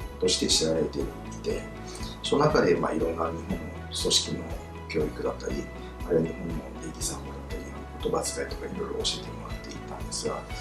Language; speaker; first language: Japanese; non-native, fluent; Chinese